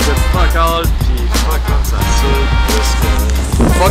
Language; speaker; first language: French; native; French